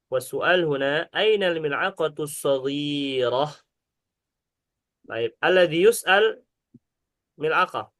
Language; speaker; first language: Arabic; non-native, fluent; Indonesian